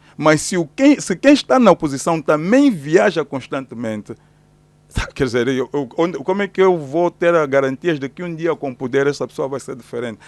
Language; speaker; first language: Portuguese; native; Portuguese